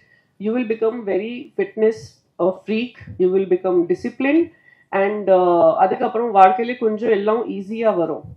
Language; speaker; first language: Tamil; non-native, fluent; Hindi